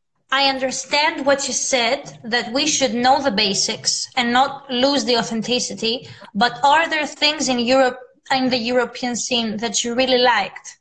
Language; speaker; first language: English; non-native, fluent; Greek